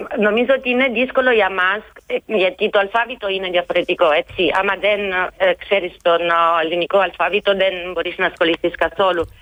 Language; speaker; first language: Greek; non-native, fluent; Italian